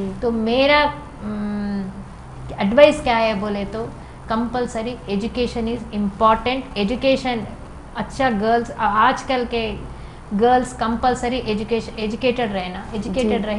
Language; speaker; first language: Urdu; non-native, local second language; Telugu